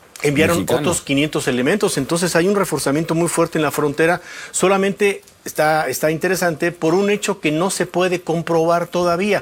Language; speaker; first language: Spanish; native; Spanish